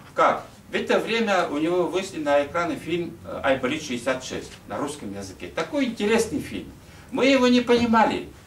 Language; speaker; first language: Russian; non-native, local second language; Udmurt